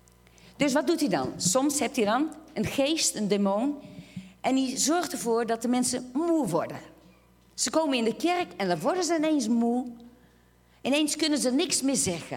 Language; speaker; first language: Dutch; non-native, fluent; Portuguese